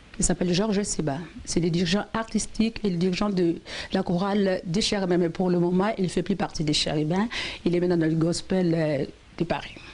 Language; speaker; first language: French; non-native, local second language; Lingala